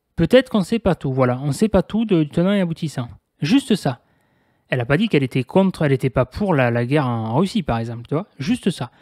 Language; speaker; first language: French; native; French